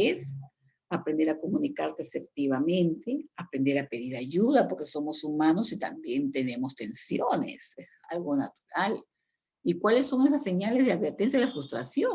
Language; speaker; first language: Spanish; native; Spanish